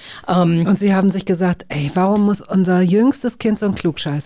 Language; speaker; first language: German; native; German